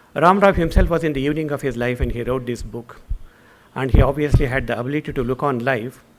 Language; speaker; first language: English; non-native, local second language; Kannada